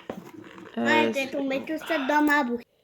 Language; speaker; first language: French; native; French